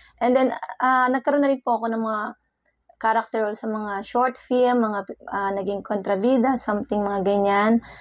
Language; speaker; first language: Filipino; native; Filipino